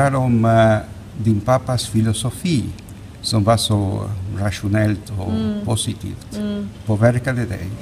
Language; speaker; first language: Swedish; non-native, fluent; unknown